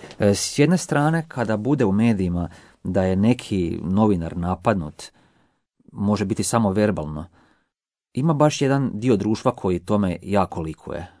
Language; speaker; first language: Croatian; native; Croatian